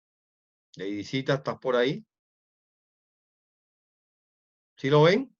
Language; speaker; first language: Spanish; native; Spanish